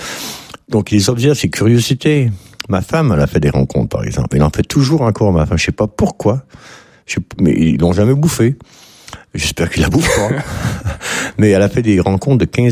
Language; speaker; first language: French; native; French